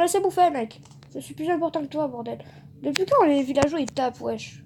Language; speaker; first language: French; native; French